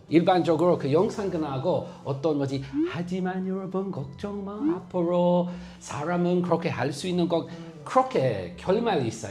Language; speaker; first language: Korean; non-native, fluent; English